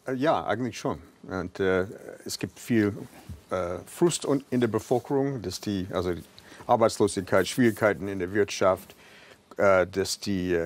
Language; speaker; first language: German; non-native, fluent; English